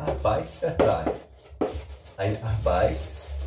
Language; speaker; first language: German; non-native, learner; Portuguese